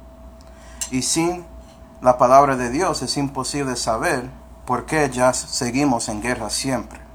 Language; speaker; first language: Spanish; early bilingual, heritage; Spanish